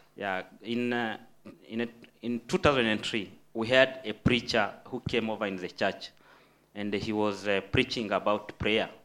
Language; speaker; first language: English; non-native, fluent; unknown